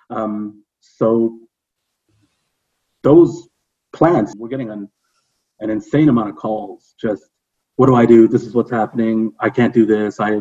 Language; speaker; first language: English; native; English